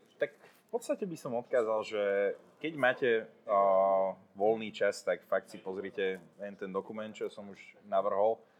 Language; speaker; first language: Slovak; non-native, local second language; Hungarian